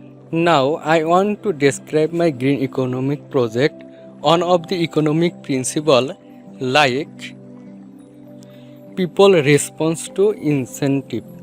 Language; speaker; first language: English; non-native, learner; Bangla